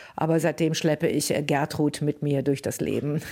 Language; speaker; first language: German; native; German